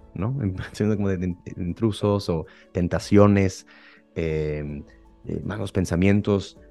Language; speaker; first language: Spanish; early bilingual, heritage; Spanish